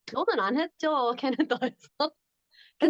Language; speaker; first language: Korean; non-native, learner; English